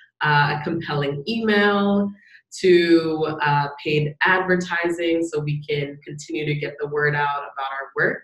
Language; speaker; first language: English; native; English